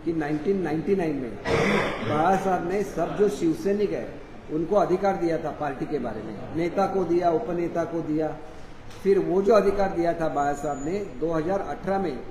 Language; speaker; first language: Hindi; non-native, local second language; Marathi